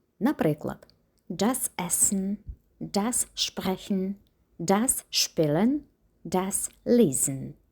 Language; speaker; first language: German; non-native, fluent; Ukrainian